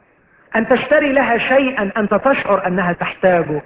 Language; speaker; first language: Arabic; native; Arabic